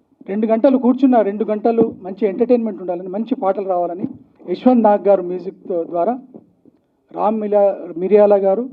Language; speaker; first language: Telugu; native; Telugu